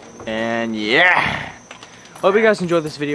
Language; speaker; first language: English; native; English